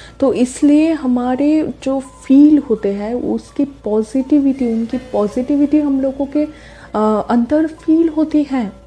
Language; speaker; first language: Hindi; non-native, local second language; Bangla